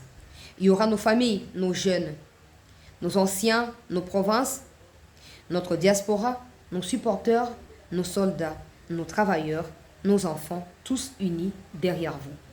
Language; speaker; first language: French; non-native, local second language; Lingala